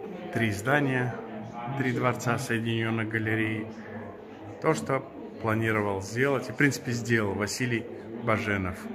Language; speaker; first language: Russian; native; Russian